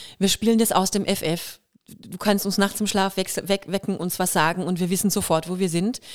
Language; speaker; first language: German; native; German